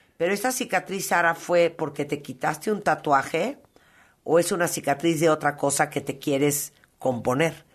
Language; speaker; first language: Spanish; native; Spanish